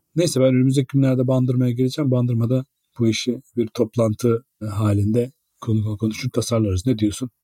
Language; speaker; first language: Turkish; native; Turkish